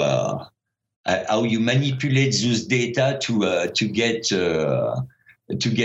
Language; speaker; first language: English; non-native, fluent; French